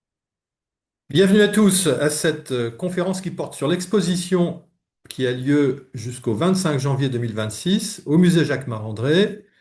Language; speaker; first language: French; native; French